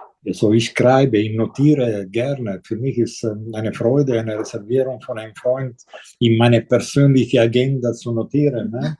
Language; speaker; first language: German; non-native, fluent; Italian